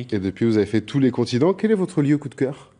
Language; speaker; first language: French; native; French